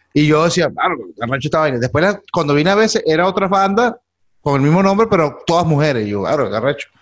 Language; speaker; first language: Spanish; native; Spanish